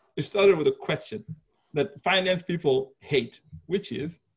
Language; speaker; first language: English; non-native, local second language; Shona